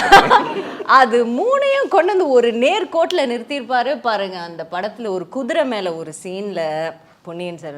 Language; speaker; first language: Tamil; native; Tamil